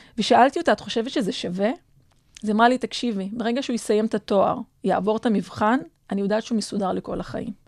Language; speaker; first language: Hebrew; native; Hebrew